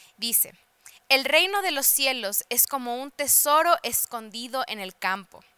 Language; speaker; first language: Spanish; early bilingual, heritage; Spanish